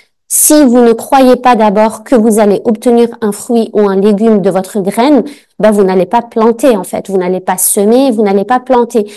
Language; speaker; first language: French; native; French